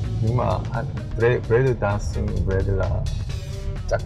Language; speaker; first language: Vietnamese; non-native, learner; Korean